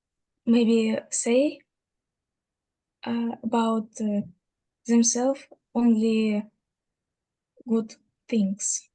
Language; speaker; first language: English; non-native, learner; Russian